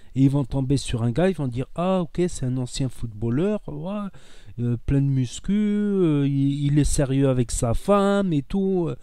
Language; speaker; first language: French; native; French